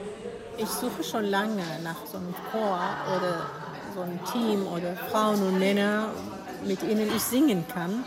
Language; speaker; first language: German; non-native, fluent; Arabic